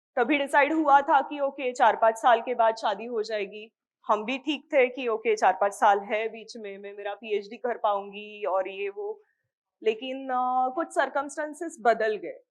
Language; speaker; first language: Hindi; non-native, local second language; Marathi